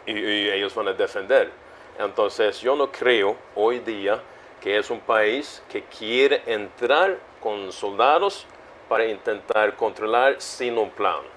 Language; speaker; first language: Spanish; non-native, fluent; Swedish